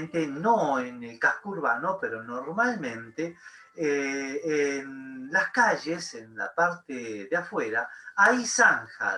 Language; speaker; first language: Spanish; native; Spanish